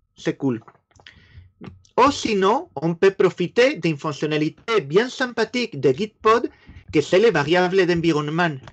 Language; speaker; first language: French; non-native, fluent; Spanish